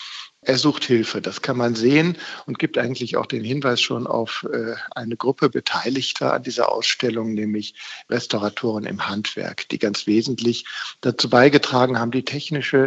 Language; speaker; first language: German; native; German